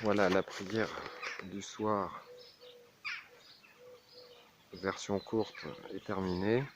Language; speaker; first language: French; native; French